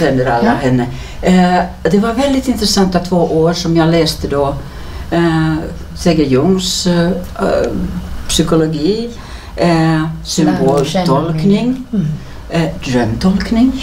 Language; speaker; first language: Swedish; native; Swedish